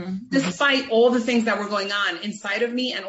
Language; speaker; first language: English; native; English